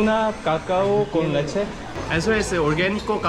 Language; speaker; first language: Spanish; non-native, learner; Korean